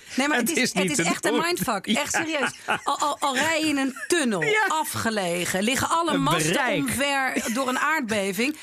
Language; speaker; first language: Dutch; native; Dutch